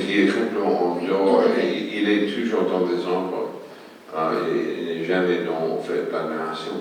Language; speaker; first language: French; non-native, fluent; English